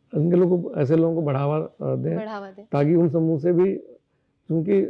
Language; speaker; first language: Hindi; native; Hindi